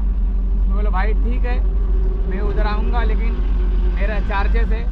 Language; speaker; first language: Hindi; non-native, local second language; Marathi